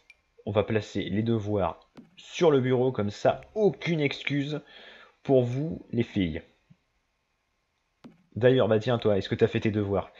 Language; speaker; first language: French; native; French